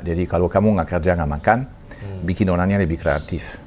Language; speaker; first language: Indonesian; non-native, fluent; French